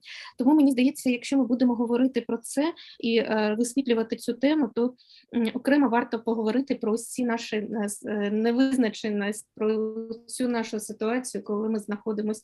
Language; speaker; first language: Ukrainian; native; Ukrainian